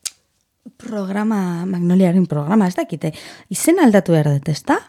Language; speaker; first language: Basque; non-native, learner; Spanish